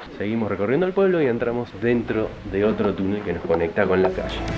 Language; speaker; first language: Spanish; native; Spanish